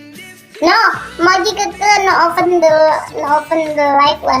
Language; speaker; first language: English; non-native, learner; Indonesian